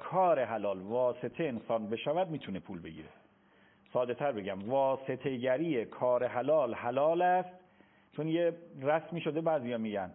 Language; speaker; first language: Persian; native; Persian